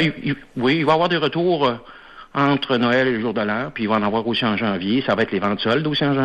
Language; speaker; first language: French; native; French